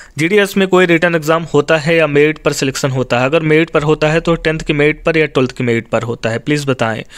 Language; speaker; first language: Hindi; native; Hindi